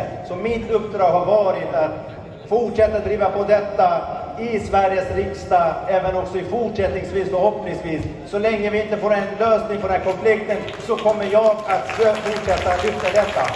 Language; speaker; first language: Swedish; early bilingual, other home language; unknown